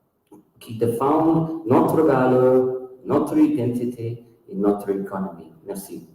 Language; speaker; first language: French; non-native, local second language; English